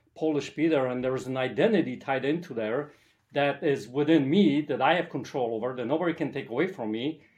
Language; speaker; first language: English; early bilingual, other home language; Polish